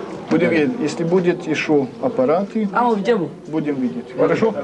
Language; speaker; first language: Russian; non-native, learner; French